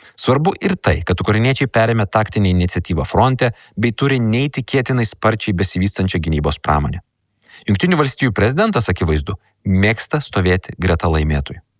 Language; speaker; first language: Lithuanian; native; Lithuanian